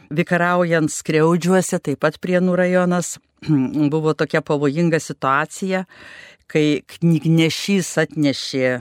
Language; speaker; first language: Lithuanian; native; Lithuanian